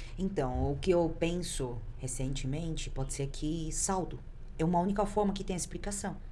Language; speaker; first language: Portuguese; early bilingual, other home language; Chinese